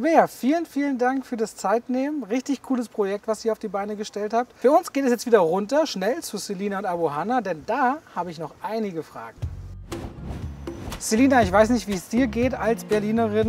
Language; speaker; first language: German; native; German